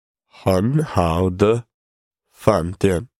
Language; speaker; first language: Chinese; non-native, learner; English